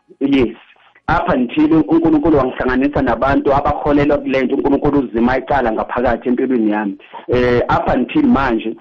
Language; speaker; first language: Zulu; native; Zulu